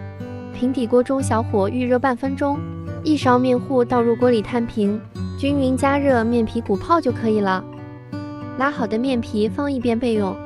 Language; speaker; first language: Chinese; native; Chinese